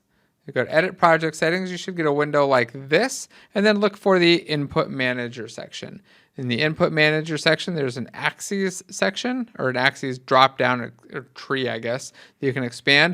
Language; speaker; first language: English; native; English